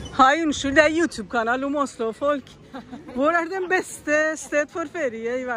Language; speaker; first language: Norwegian; non-native, learner; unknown